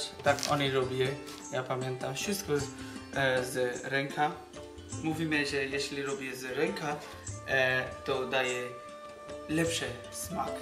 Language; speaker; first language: Polish; non-native, learner; Bangla